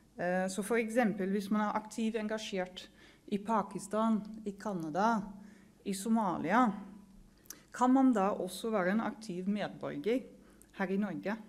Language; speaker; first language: Norwegian; non-native, fluent; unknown